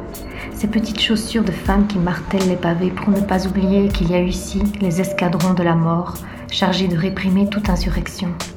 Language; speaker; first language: French; native; French